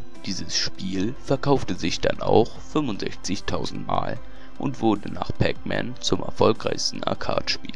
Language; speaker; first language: German; native; German